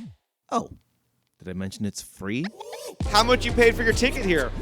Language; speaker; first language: English; native; English